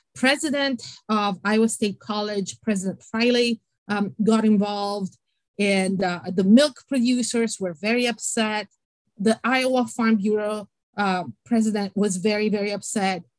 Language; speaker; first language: English; non-native, fluent; Italian